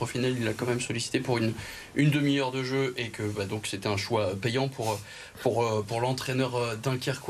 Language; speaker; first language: French; native; French